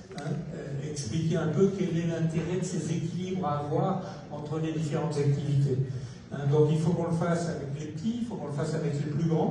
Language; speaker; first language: French; native; French